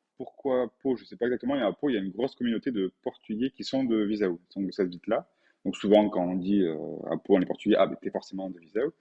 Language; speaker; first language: French; native; French